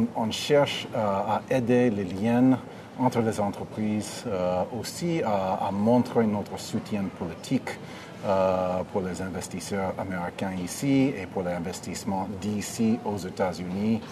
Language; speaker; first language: French; non-native, fluent; English